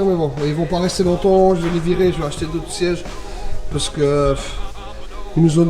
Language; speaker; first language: French; native; French